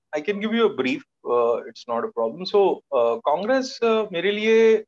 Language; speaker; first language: Hindi; non-native, local second language; Marathi